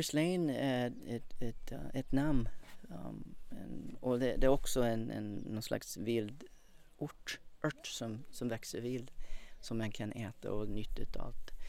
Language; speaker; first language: Swedish; non-native, fluent; English